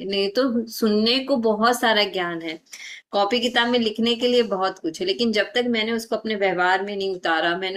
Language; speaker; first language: Hindi; native; Hindi